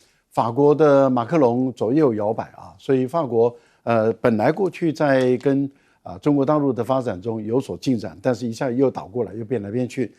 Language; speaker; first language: Chinese; native; Chinese